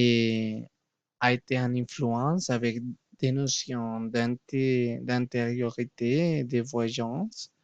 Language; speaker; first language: French; non-native, learner; Spanish